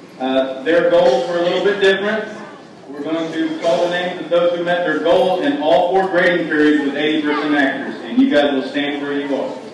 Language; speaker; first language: English; native; English